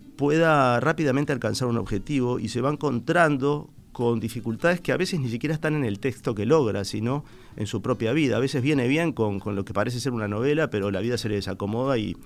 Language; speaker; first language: Spanish; native; Spanish